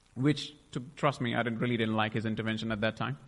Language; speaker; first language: English; non-native, local second language; Punjabi